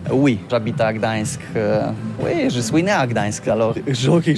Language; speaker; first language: French; non-native, fluent; Polish